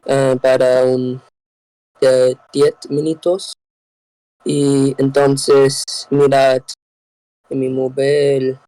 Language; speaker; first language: Spanish; non-native, learner; English